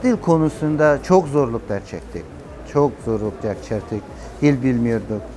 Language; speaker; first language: Turkish; non-native, learner; Persian